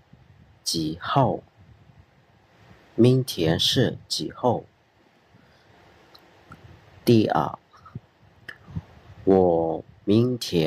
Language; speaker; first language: Chinese; non-native, fluent; Khmer